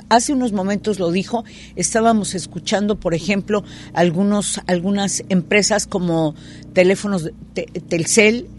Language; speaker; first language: Spanish; native; Spanish